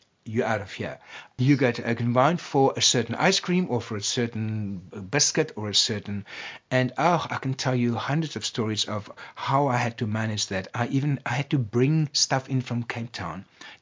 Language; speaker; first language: English; non-native, local second language; Afrikaans